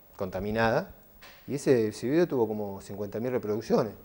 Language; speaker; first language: Spanish; native; Spanish